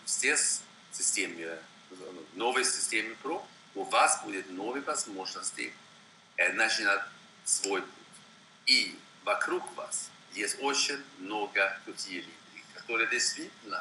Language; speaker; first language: Russian; non-native, fluent; Swedish